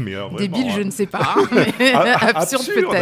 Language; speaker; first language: French; early bilingual, other home language; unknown